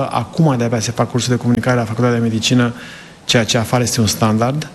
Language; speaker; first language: Romanian; native; Romanian